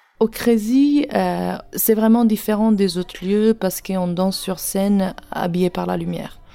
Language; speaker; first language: French; non-native, fluent; Italian